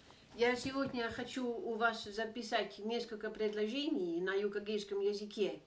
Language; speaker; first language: Russian; non-native, fluent; Dutch